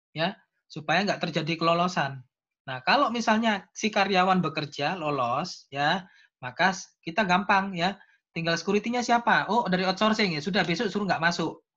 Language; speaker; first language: Indonesian; native; Indonesian